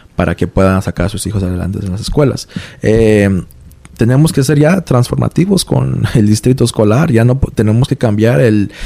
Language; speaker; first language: Spanish; early bilingual, heritage; Spanish